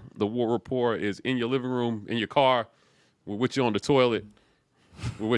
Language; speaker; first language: English; native; English